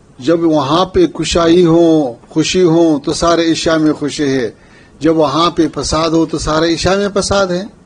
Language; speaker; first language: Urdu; non-native, fluent; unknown